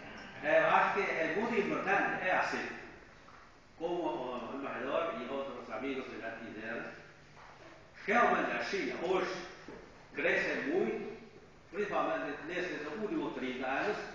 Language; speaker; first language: Portuguese; non-native, fluent; Chinese